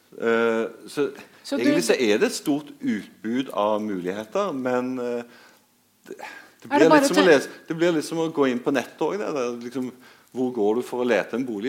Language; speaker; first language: Norwegian; native; Norwegian